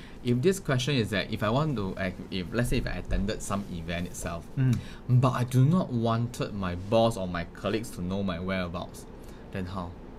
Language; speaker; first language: English; non-native, local second language; Chinese